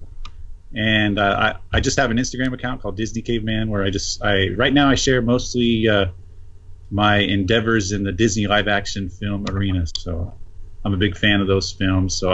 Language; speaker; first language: English; native; English